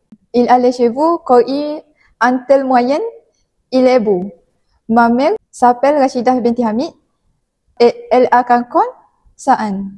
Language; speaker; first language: French; non-native, learner; Malay